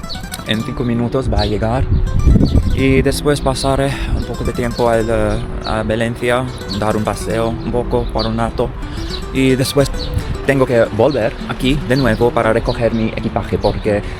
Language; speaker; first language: Spanish; non-native, learner; English